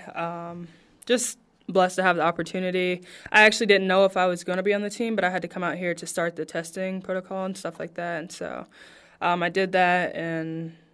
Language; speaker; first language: English; native; English